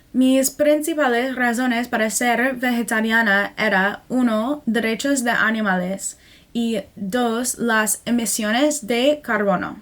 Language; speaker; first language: Spanish; non-native, fluent; English